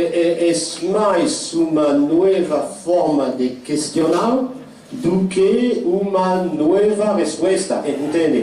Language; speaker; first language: Portuguese; non-native, fluent; French